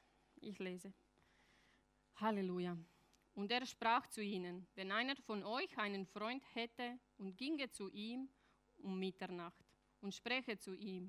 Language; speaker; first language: German; non-native, fluent; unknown